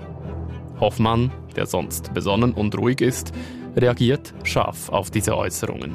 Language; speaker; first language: German; native; German